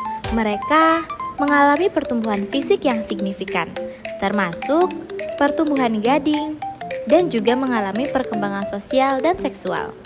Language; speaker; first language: Indonesian; native; Indonesian